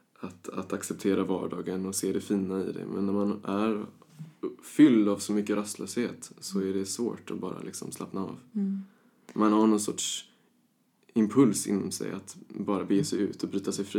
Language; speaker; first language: Swedish; early bilingual, other home language; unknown